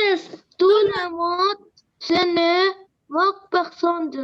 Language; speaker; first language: French; non-native, learner; Arabic